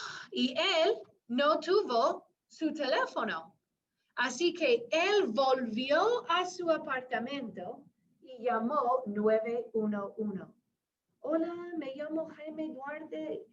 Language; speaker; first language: Spanish; non-native, fluent; English